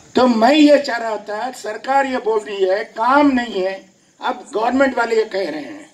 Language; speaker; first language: Hindi; non-native, local second language; Telugu